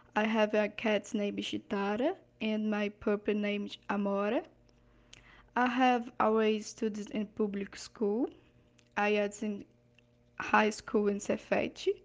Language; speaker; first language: English; non-native, learner; Portuguese